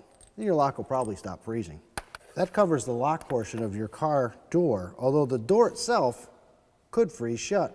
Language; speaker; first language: English; native; English